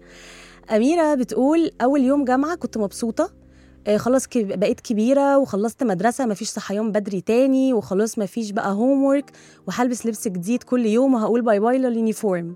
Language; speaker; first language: Arabic; native; Arabic